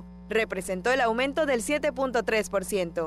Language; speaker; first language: Spanish; native; Spanish